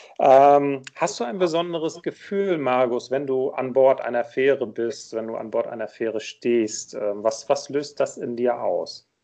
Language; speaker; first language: German; native; German